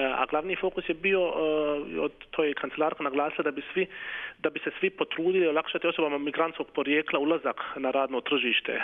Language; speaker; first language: Croatian; early bilingual, heritage; Croatian